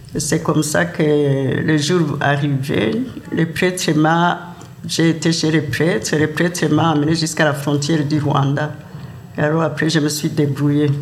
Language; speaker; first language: French; non-native, local second language; Rundi